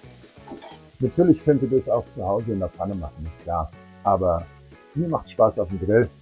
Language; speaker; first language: German; native; German